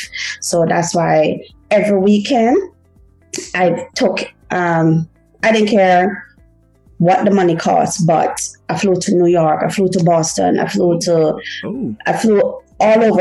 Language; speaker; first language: English; early bilingual, other home language; Haitian Creole